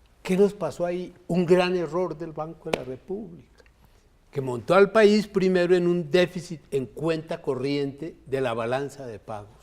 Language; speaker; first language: Spanish; native; Spanish